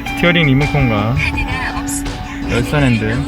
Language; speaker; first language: Korean; native; Korean